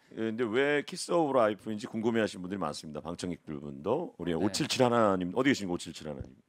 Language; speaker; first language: Korean; native; Korean